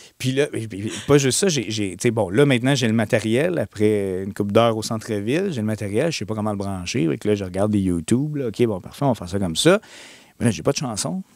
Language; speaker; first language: French; native; French